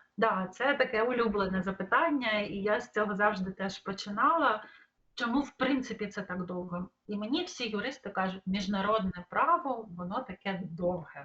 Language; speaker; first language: Ukrainian; native; Ukrainian